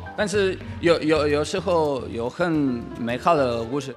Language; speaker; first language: Chinese; non-native, learner; English